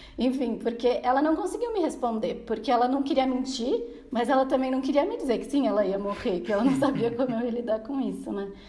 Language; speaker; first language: Portuguese; native; Portuguese